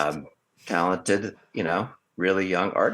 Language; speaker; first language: English; native; English